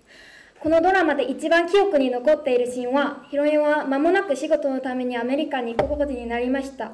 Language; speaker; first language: Japanese; non-native, fluent; Korean